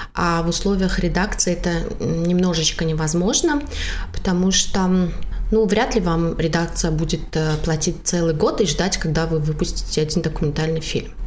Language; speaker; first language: Russian; non-native, local second language; Tajik